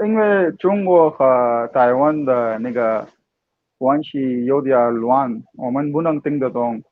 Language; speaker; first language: Chinese; non-native, learner; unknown